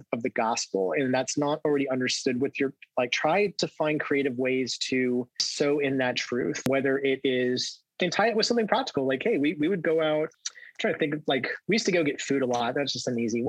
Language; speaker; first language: English; native; English